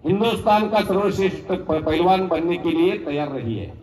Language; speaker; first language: Hindi; non-native, local second language; Marathi